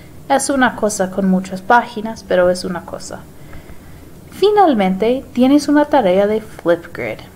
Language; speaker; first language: Spanish; non-native, fluent; English